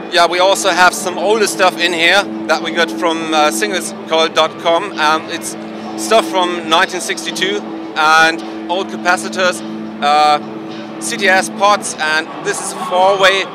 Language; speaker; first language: English; non-native, fluent; German